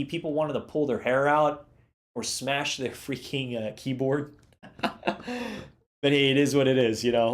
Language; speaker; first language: English; native; English